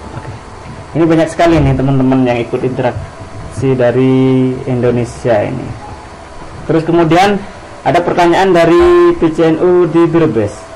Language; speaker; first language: Indonesian; non-native, local second language; Madurese